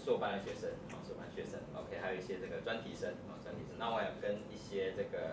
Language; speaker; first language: Chinese; native; Chinese